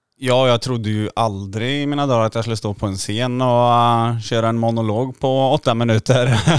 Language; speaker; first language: Swedish; native; Swedish